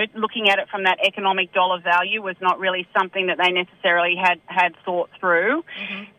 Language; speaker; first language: English; native; English